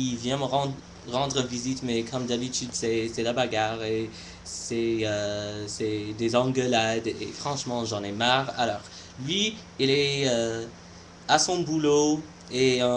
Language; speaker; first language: French; non-native, fluent; English